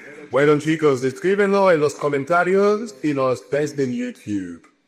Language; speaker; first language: Spanish; native; Spanish